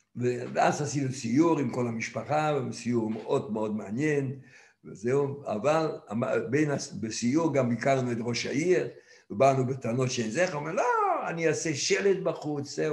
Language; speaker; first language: Hebrew; non-native, fluent; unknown